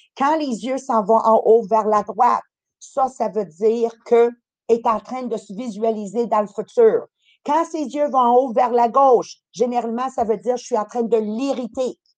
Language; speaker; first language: French; native; French